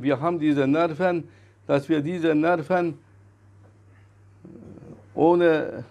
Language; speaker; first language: German; non-native, fluent; Turkish